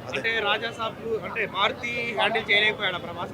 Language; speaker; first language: Telugu; native; Telugu